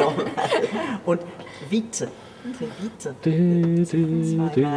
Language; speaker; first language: German; non-native, learner; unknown